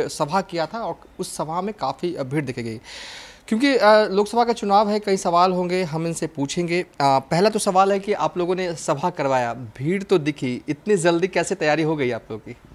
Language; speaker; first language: Hindi; native; Hindi